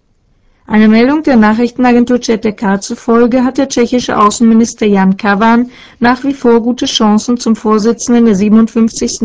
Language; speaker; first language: German; native; German